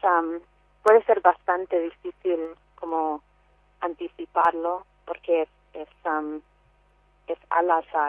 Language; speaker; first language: Spanish; non-native, fluent; English